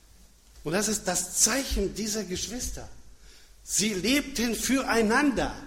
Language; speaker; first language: German; non-native, fluent; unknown